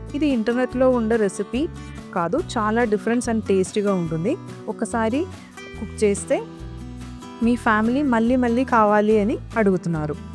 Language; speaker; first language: Telugu; non-native, fluent; Malayalam